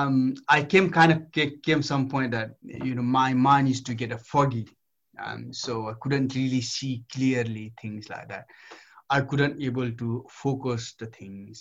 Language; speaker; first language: English; non-native, local second language; Nepali